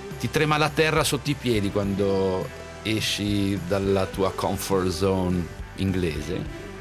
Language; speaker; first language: Italian; native; Italian